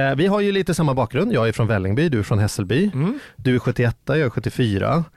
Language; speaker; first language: Swedish; native; Swedish